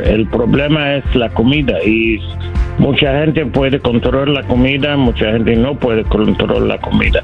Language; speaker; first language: Spanish; non-native, learner; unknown